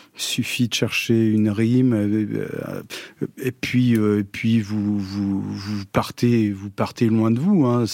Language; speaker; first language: French; native; French